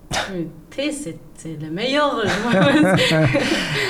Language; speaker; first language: French; non-native, learner; Persian